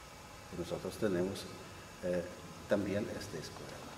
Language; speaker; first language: Spanish; non-native, learner; Russian